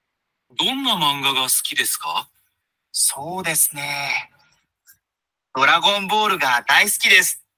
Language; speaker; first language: Japanese; non-native, learner; Bangla